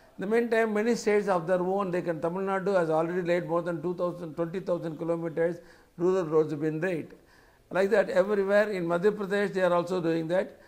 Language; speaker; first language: English; non-native, local second language; Tamil